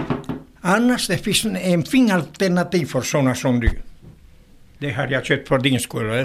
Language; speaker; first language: Swedish; non-native, fluent; Italian